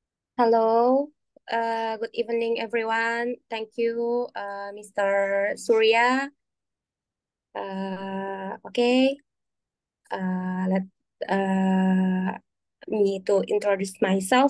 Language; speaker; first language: English; non-native, learner; Indonesian